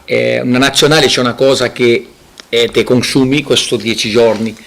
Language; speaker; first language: Italian; non-native, fluent; Portuguese